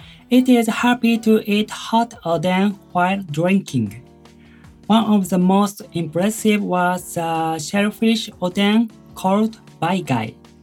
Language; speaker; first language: English; non-native, learner; Japanese